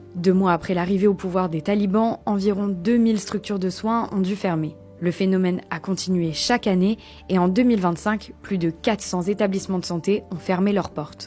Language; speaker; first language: French; native; French